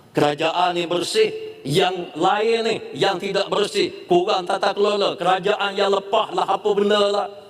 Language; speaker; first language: Malay; native; Malay